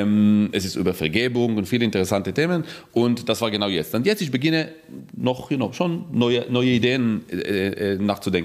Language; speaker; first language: German; non-native, fluent; Hebrew